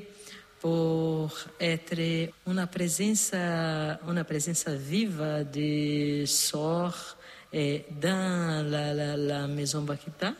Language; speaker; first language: French; non-native, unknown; Portuguese